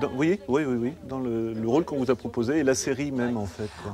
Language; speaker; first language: French; native; French